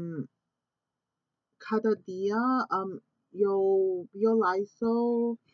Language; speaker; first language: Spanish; non-native, learner; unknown